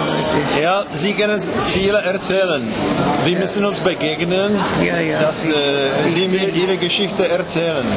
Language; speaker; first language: German; non-native, fluent; Czech